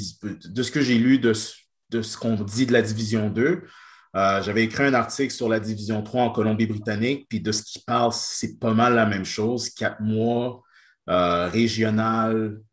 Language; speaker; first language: French; native; French